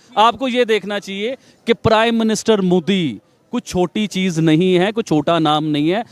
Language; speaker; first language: Urdu; non-native, local second language; Punjabi